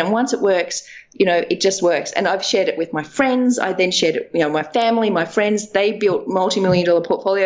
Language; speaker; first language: English; native; English